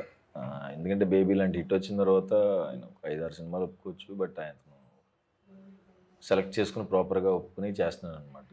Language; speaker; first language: Telugu; native; Telugu